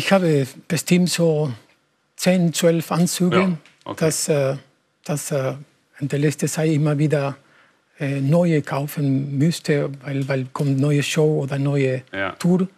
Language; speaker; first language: German; non-native, learner; Spanish